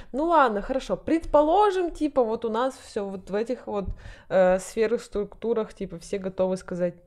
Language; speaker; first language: Russian; native; Russian